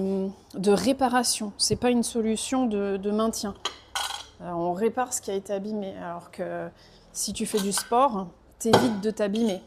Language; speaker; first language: French; native; French